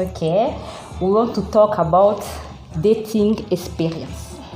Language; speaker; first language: English; non-native, learner; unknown